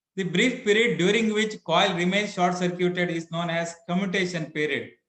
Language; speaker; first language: English; non-native, local second language; Kannada